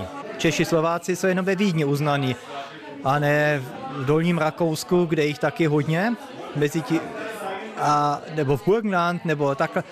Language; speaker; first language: Czech; early bilingual, heritage; Czech